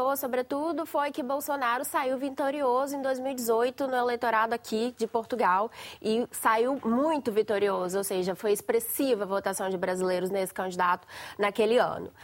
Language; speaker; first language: Portuguese; native; Portuguese